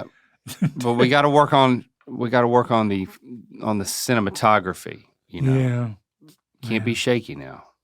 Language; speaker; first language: English; native; English